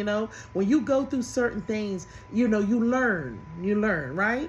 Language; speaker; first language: English; native; English